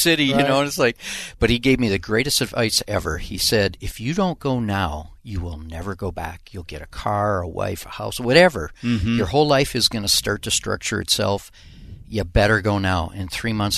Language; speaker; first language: English; native; English